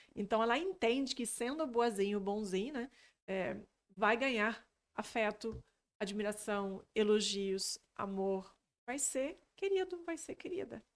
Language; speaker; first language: Portuguese; non-native, fluent; French